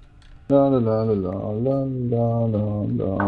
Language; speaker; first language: German; native; German